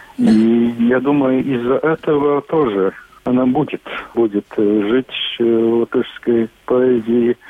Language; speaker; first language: Russian; non-native, local second language; Latvian